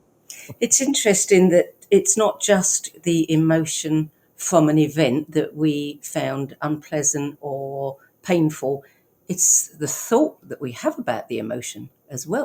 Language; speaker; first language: English; native; English